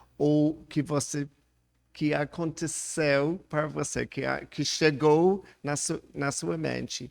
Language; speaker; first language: Portuguese; non-native, learner; English